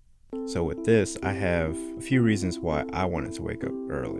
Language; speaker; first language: English; native; English